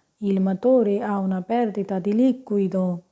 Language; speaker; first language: Italian; non-native, fluent; Punjabi